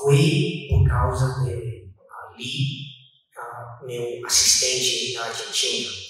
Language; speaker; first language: Portuguese; non-native, fluent; Chinese